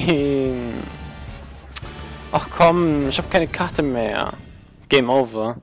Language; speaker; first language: German; native; German